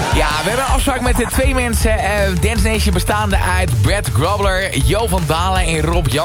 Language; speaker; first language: Dutch; native; Dutch